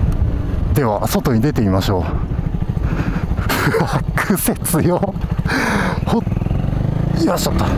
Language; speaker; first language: Japanese; native; Japanese